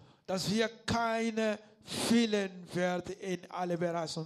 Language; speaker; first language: German; non-native, learner; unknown